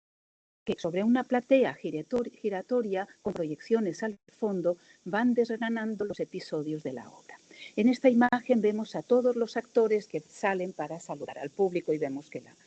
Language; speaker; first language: Spanish; native; Spanish